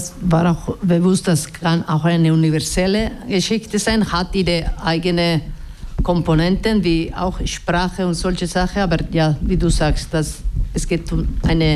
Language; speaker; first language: German; non-native, learner; Basque